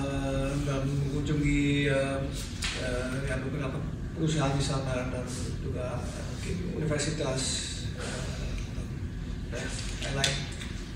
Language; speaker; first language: Indonesian; non-native, fluent; Dutch